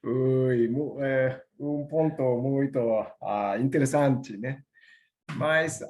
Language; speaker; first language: Portuguese; non-native, learner; Japanese